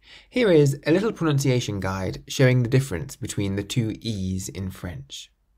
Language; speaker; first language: English; native; English